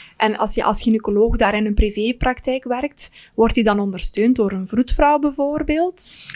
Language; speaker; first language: Dutch; native; Dutch